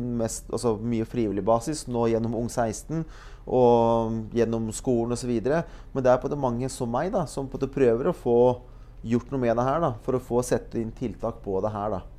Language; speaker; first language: Norwegian; early bilingual, other home language; Bosnian